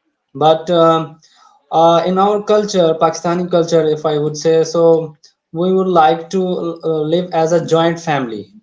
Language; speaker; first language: English; non-native, learner; Urdu